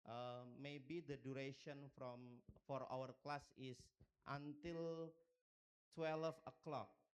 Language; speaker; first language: English; non-native, local second language; Indonesian